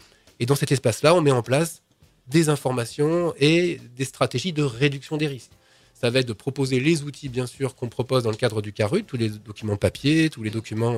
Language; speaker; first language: French; native; French